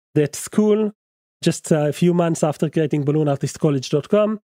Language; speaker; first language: English; non-native, fluent; Hebrew